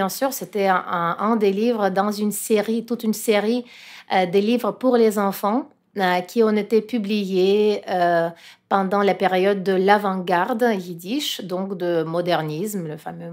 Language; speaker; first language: French; non-native, fluent; Russian